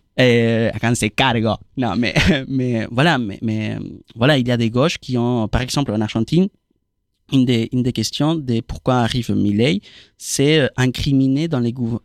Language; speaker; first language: French; non-native, fluent; Spanish